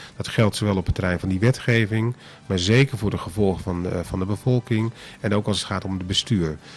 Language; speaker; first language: Dutch; non-native, local second language; Papiamento